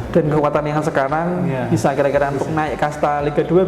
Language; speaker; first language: Indonesian; native; Indonesian